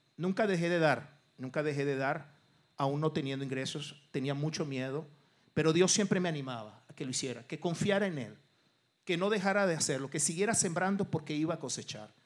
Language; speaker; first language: Spanish; early bilingual, other home language; Portuguese